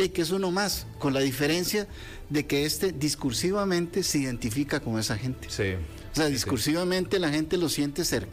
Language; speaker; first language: Spanish; native; Spanish